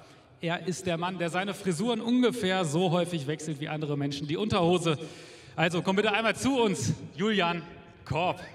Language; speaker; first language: German; native; German